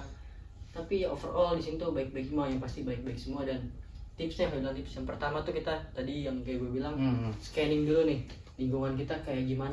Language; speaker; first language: Indonesian; native; Indonesian